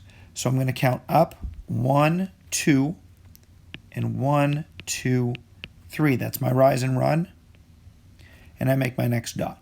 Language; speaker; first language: English; native; English